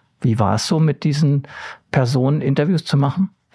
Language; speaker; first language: German; native; German